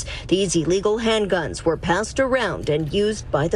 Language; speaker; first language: English; native; English